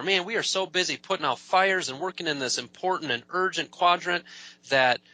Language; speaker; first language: English; native; English